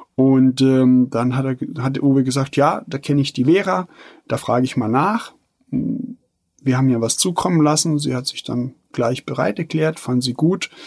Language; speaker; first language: German; non-native, fluent; Bosnian